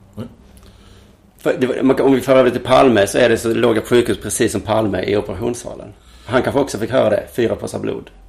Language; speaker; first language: Swedish; native; Swedish